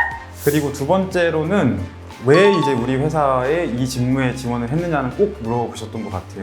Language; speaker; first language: Korean; native; Korean